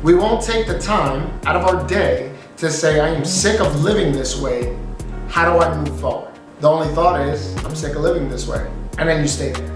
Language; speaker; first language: English; native; English